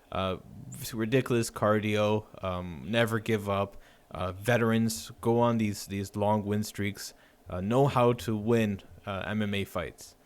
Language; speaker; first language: English; native; English